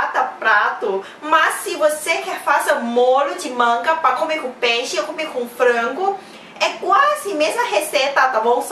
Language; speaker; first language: Portuguese; non-native, fluent; Thai